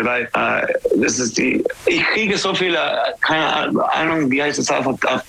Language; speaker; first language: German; non-native, fluent; English